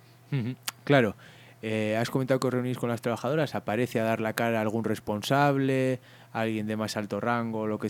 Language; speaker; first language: Spanish; native; Spanish